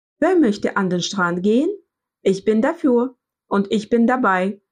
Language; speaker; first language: German; non-native, fluent; Russian